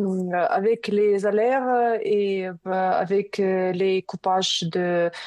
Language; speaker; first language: French; non-native, learner; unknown